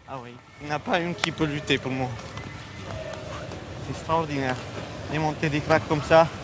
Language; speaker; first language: French; non-native, fluent; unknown